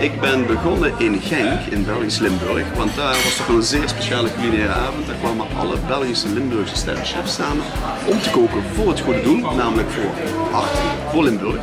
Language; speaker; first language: Dutch; native; Dutch